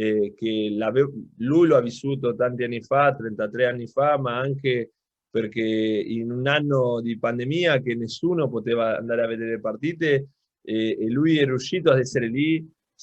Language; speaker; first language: Italian; non-native, local second language; Spanish